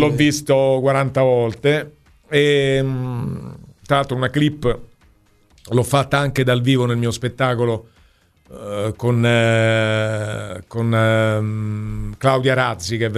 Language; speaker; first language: Italian; native; Italian